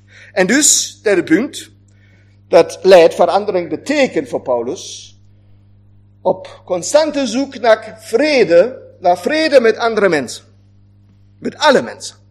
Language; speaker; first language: Dutch; non-native, fluent; German